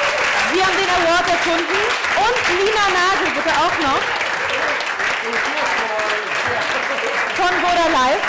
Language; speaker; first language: German; native; German